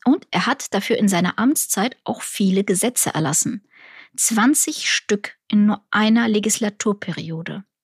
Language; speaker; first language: German; early bilingual, other home language; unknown